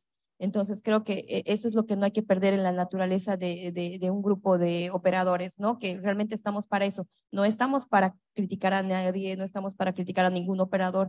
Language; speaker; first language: Spanish; native; Spanish